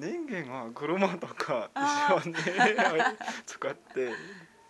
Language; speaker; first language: Japanese; non-native, learner; Mongolian